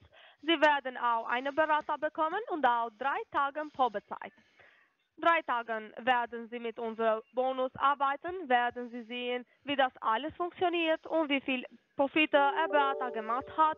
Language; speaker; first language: German; non-native, fluent; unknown